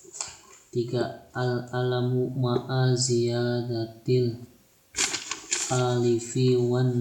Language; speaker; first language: Arabic; non-native, learner; Indonesian